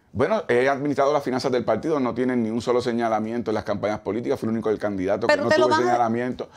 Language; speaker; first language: Spanish; native; Spanish